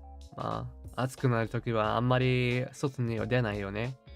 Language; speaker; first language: Japanese; non-native, fluent; English